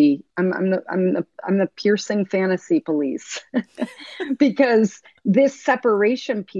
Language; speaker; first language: English; native; English